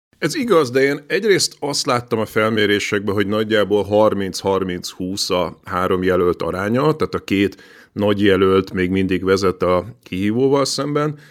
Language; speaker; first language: Hungarian; native; Hungarian